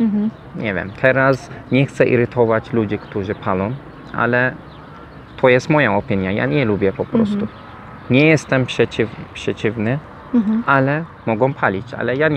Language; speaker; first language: Polish; non-native, learner; Turkish